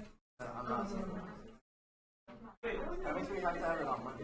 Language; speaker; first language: English; native; English